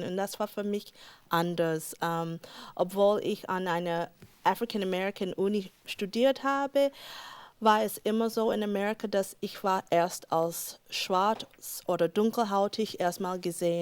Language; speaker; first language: German; non-native, fluent; English